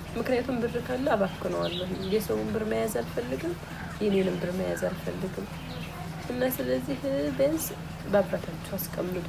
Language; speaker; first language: Amharic; native; Amharic